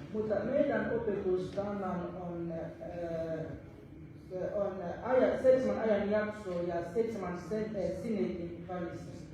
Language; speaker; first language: Finnish; non-native, fluent; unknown